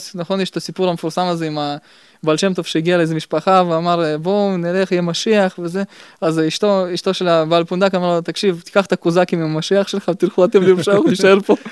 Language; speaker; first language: Hebrew; early bilingual, other home language; Russian